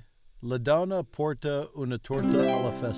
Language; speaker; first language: Italian; non-native, learner; English